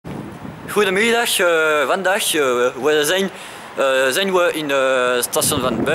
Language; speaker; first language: Dutch; non-native, local second language; French